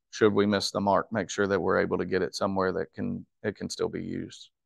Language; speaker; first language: English; native; English